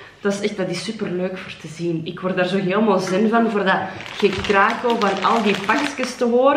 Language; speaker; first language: Dutch; native; Dutch